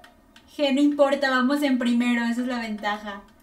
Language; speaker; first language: Spanish; native; Spanish